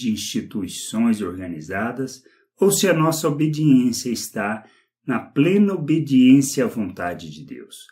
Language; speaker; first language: Portuguese; native; Portuguese